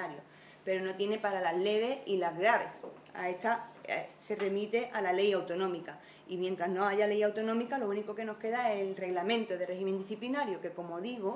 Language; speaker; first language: Spanish; native; Spanish